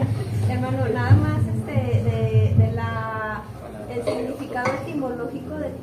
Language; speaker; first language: Spanish; native; Spanish